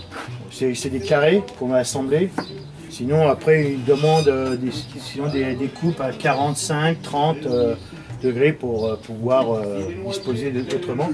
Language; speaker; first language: French; native; French